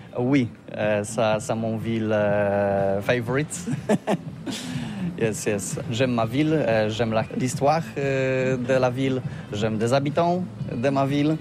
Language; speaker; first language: French; non-native, learner; Polish